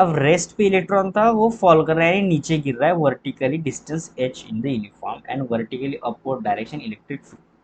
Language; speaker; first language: Hindi; native; Hindi